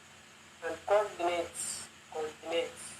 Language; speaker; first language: English; non-native, learner; Turkish